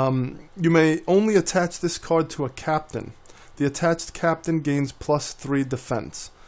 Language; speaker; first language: English; native; English